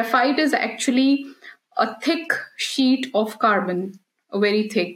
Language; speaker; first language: English; non-native, local second language; Hindi